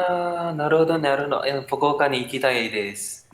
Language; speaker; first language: Japanese; non-native, learner; Malay